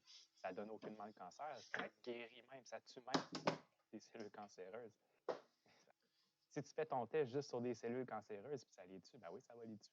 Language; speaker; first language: French; native; French